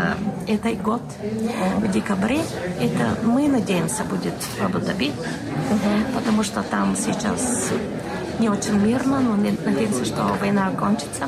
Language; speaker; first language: Russian; non-native, fluent; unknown